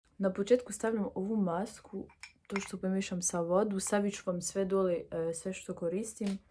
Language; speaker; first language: Bosnian; early bilingual, heritage; Bosnian